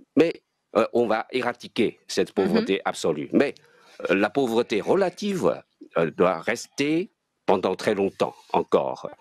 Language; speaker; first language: French; non-native, fluent; Chinese